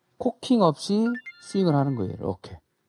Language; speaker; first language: Korean; native; Korean